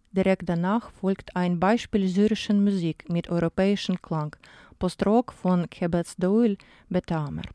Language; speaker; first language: German; non-native, fluent; Ukrainian